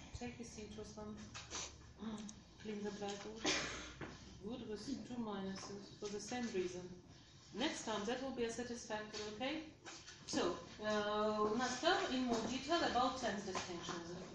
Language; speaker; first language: English; non-native, fluent; Ukrainian